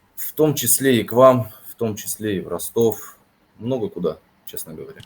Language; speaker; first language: Russian; native; Russian